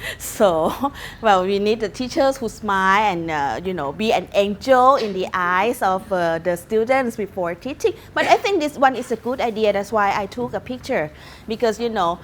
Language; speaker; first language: English; non-native, fluent; Thai